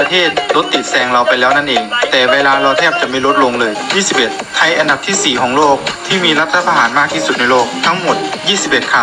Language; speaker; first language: Thai; native; Thai